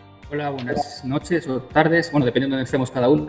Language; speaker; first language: Spanish; native; Spanish